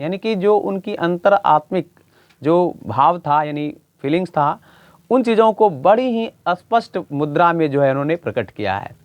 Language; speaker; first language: Hindi; native; Hindi